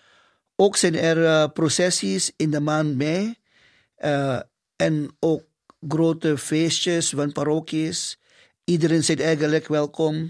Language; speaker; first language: Dutch; non-native, fluent; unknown